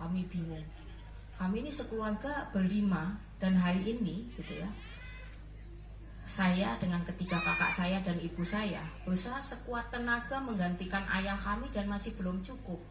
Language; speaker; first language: Indonesian; native; Indonesian